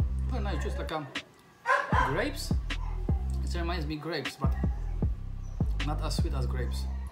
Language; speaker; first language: English; non-native, fluent; Polish